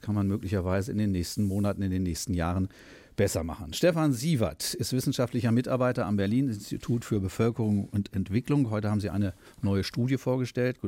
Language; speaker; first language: German; native; German